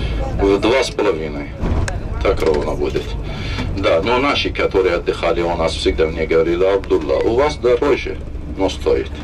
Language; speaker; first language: Russian; non-native, fluent; Arabic